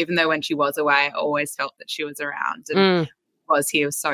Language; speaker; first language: English; native; English